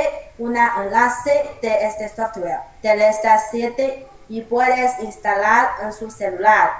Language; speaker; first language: Spanish; non-native, learner; Chinese